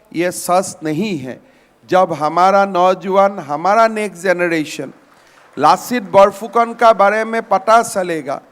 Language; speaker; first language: Hindi; non-native, local second language; Assamese